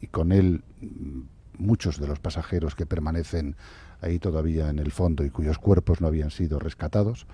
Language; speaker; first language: Spanish; native; Spanish